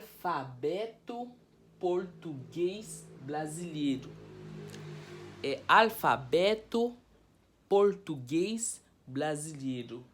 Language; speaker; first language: Portuguese; non-native, fluent; Haitian Creole